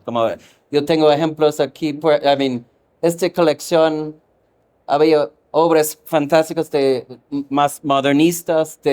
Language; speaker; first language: Spanish; non-native, fluent; English